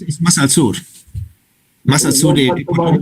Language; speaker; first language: Spanish; non-native, fluent; German